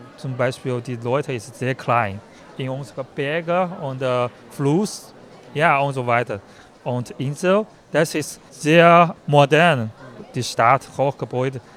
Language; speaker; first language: German; non-native, learner; Chinese